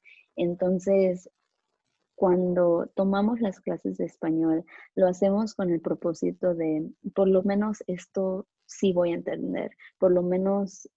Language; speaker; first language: Spanish; early bilingual, other home language; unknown